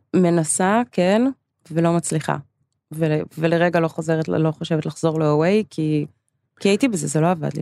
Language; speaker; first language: Hebrew; early bilingual, other home language; English